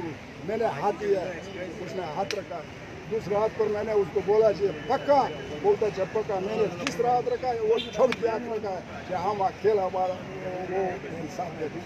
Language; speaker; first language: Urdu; non-native, local second language; Pashto